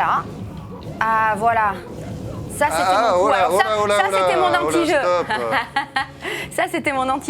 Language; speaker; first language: French; native; French